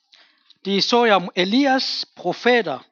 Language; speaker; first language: Danish; non-native, fluent; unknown